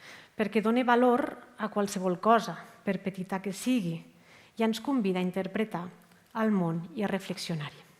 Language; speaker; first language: Catalan; native; Catalan